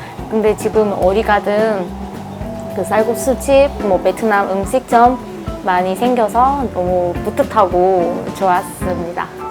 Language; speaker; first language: Korean; non-native, fluent; Vietnamese